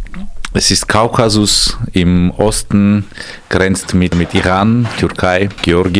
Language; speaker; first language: German; non-native, fluent; Armenian